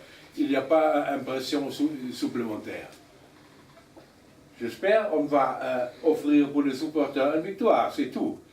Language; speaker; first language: French; non-native, learner; German